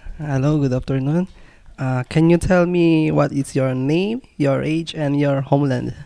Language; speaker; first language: English; non-native, local second language; Filipino